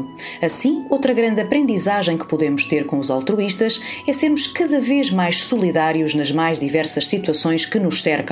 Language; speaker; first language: Portuguese; native; Portuguese